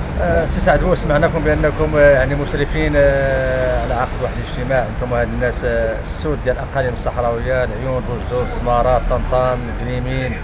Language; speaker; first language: Arabic; native; Arabic